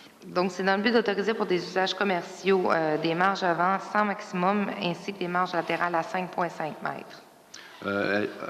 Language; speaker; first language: French; native; French